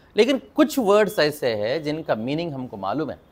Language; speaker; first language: Hindi; non-native, local second language; Marathi